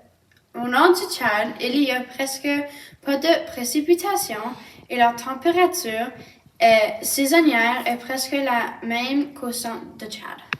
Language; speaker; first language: French; non-native, learner; English